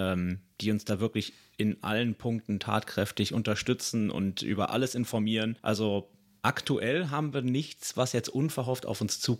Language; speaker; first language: German; native; German